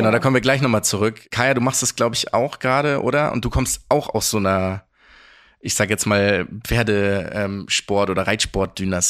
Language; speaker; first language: German; native; German